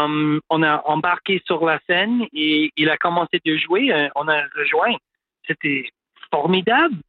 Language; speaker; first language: French; non-native, local second language; English